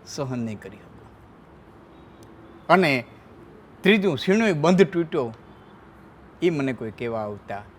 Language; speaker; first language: Gujarati; native; Gujarati